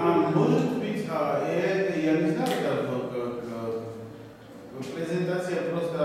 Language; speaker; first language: Russian; non-native, learner; Bulgarian